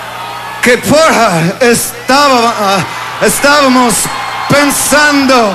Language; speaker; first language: Portuguese; non-native, learner; English